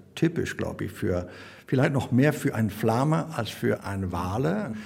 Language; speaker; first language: German; non-native, fluent; Dutch